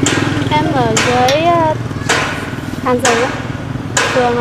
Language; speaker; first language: Vietnamese; non-native, local second language; Hmong